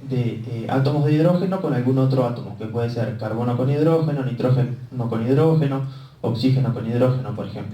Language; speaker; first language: Spanish; native; Spanish